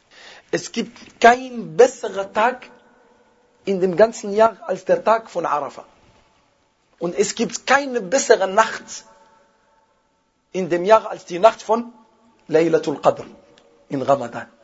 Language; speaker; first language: German; non-native, fluent; Arabic